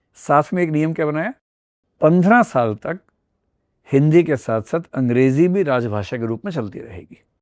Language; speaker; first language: Hindi; native; Hindi